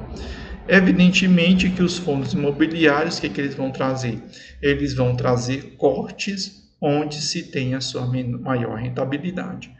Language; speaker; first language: Portuguese; native; Portuguese